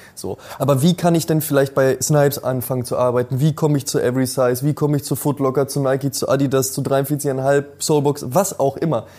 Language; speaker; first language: German; native; German